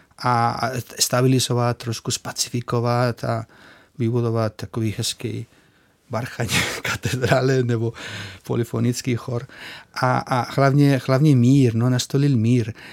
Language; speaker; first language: Czech; non-native, fluent; Spanish